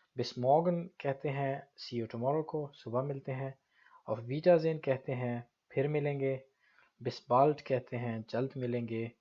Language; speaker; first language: Urdu; native; Urdu